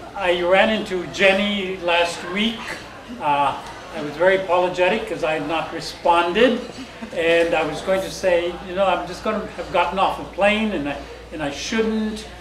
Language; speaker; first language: English; early bilingual, other home language; Spanish